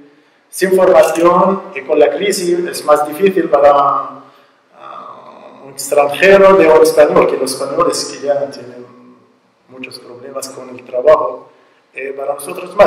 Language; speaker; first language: Spanish; non-native, learner; Arabic